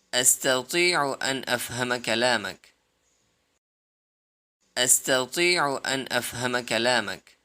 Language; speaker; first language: Arabic; non-native, fluent; Urdu